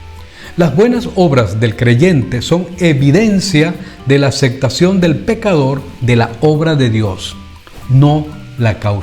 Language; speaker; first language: Spanish; native; Spanish